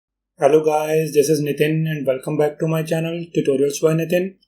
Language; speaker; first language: English; non-native, local second language; Hindi